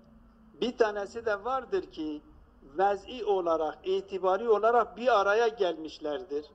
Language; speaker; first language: Turkish; native; Turkish